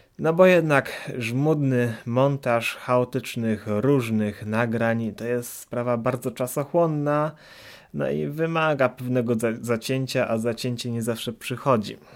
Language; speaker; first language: Polish; native; Polish